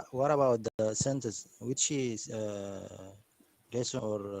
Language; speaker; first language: English; non-native, learner; Arabic